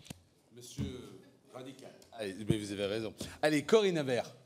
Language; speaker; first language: French; native; French